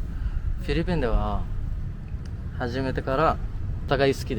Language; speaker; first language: Japanese; non-native, learner; Filipino